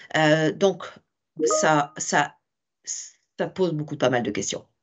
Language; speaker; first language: French; native; French